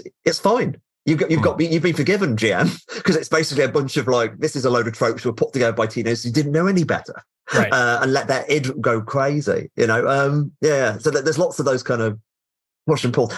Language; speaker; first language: English; native; English